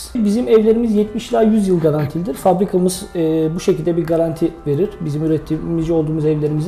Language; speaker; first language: Turkish; native; Turkish